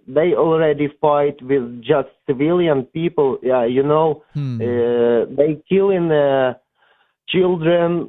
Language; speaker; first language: English; non-native, learner; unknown